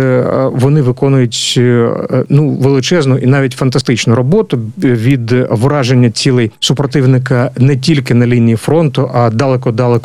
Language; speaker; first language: Ukrainian; native; Ukrainian